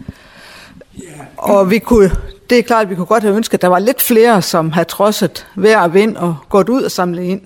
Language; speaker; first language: Danish; native; Danish